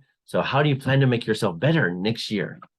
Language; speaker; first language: English; non-native, fluent; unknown